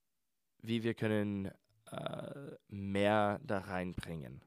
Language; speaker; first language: German; non-native, learner; English